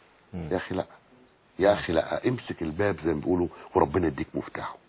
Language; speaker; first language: Arabic; native; Arabic